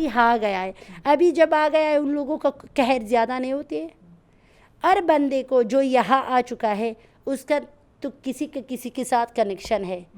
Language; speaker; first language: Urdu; non-native, learner; Persian